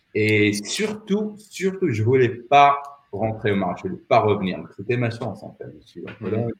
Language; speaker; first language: French; non-native, local second language; Arabic